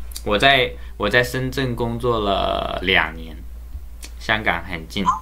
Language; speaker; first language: Chinese; native; Chinese